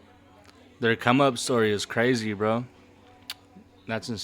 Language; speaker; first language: English; native; English